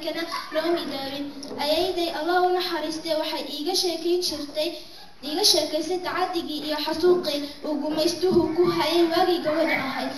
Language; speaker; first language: Somali; early bilingual, heritage; Somali